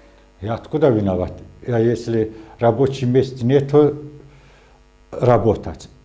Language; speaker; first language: Russian; non-native, local second language; Azerbaijani